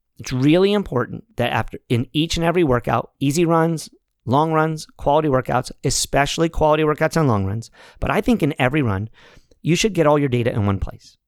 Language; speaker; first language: English; native; English